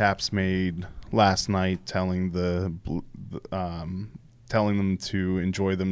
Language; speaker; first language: English; native; English